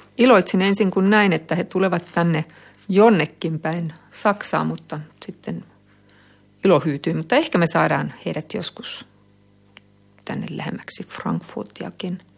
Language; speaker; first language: Finnish; native; Finnish